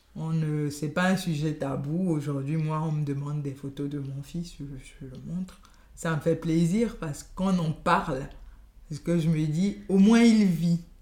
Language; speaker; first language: French; non-native, local second language; Yoruba